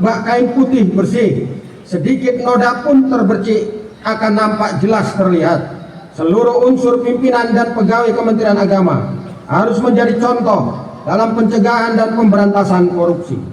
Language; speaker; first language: Indonesian; native; Indonesian